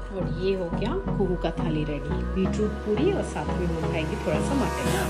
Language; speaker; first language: Hindi; non-native, local second language; Bangla